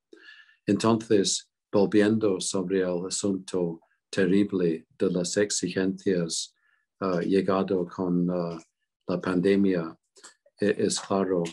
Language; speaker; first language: Spanish; non-native, fluent; English